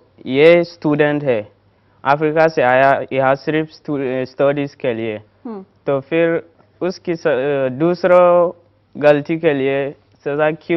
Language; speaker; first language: Hindi; non-native, learner; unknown